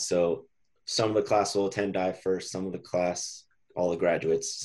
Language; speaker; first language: English; native; English